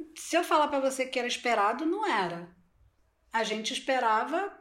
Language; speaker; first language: Portuguese; non-native, local second language; Spanish